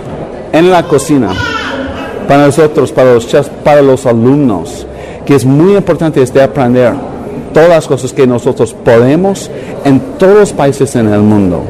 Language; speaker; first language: Spanish; non-native, learner; English